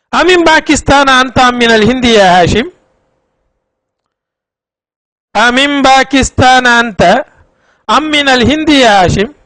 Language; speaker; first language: Arabic; non-native, fluent; Tamil